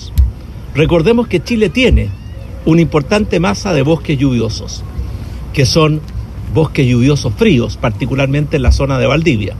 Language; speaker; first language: Spanish; native; Spanish